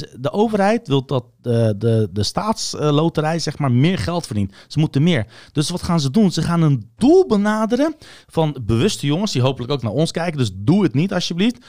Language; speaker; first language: Dutch; early bilingual, other home language; Bosnian